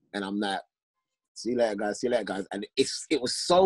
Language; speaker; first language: English; native; English